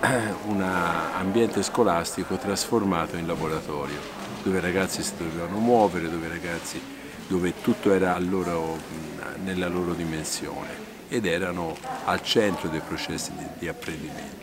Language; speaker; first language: Italian; native; Italian